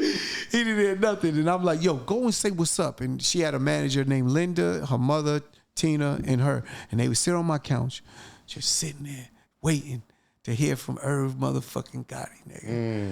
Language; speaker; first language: English; native; English